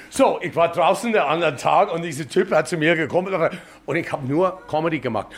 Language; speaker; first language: German; non-native, learner; English